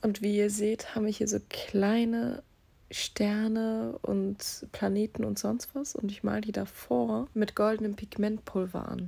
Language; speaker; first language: German; native; German